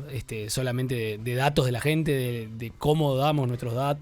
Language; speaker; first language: Spanish; native; Spanish